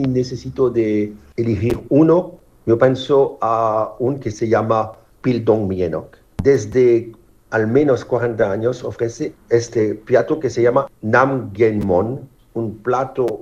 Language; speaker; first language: Spanish; non-native, fluent; French